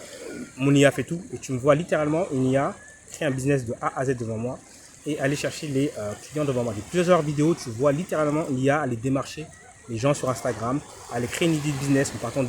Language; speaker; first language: French; native; French